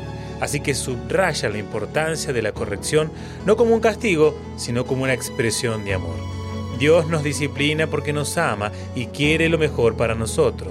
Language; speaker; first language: Spanish; native; Spanish